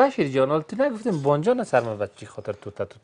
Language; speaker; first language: Persian; native; Persian